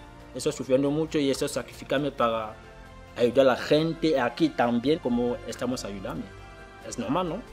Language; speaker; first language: Spanish; non-native, learner; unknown